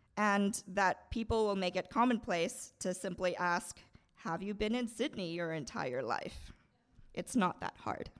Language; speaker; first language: English; non-native, local second language; Bangla